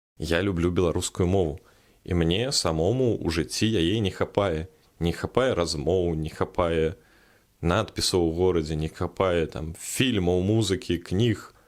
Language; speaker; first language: Belarusian; non-native, local second language; Russian